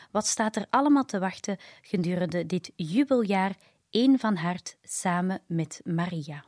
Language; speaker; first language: Dutch; native; Dutch